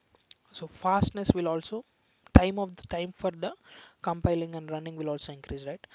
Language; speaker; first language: English; non-native, local second language; Telugu